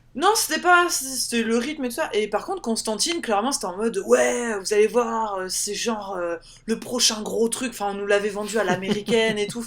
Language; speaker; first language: French; native; French